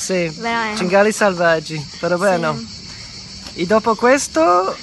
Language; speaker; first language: Italian; non-native, learner; Spanish